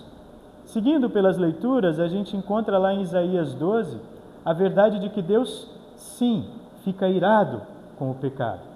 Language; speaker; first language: Portuguese; native; Portuguese